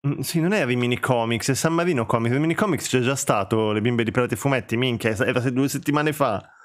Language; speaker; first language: Italian; early bilingual, other home language; Albanian